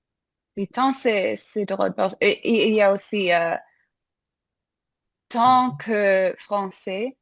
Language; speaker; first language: French; non-native, fluent; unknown